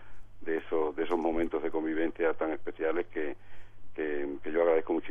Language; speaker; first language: Spanish; native; Spanish